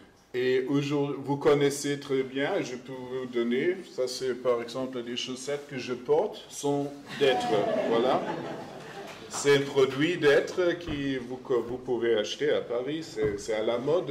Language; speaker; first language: French; non-native, fluent; German